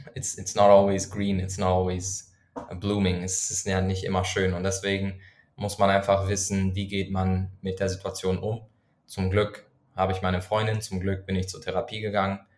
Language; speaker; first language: German; non-native, fluent; Persian